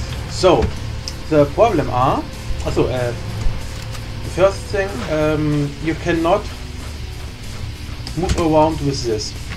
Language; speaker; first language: English; non-native, learner; German